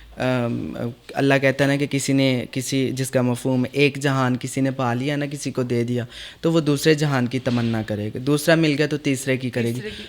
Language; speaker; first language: Urdu; non-native, local second language; Punjabi